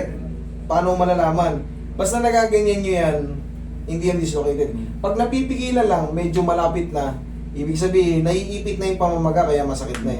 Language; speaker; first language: Filipino; native; Filipino